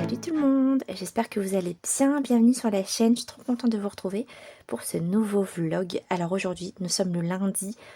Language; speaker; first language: French; native; French